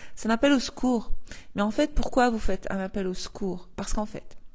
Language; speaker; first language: French; native; French